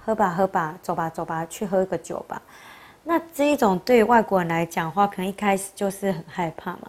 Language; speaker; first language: Chinese; native; Chinese